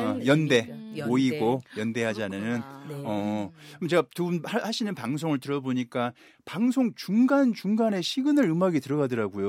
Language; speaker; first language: Korean; native; Korean